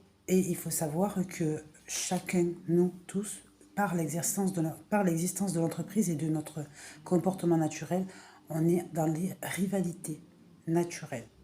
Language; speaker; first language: French; native; French